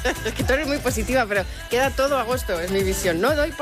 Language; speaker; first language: Spanish; native; Spanish